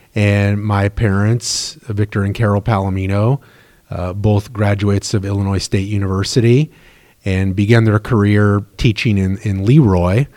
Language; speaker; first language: English; native; English